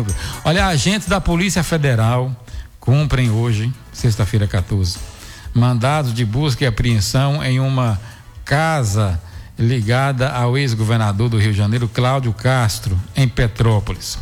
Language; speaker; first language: Portuguese; native; Portuguese